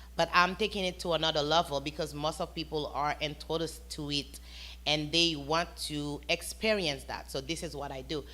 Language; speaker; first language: English; non-native, fluent; Haitian Creole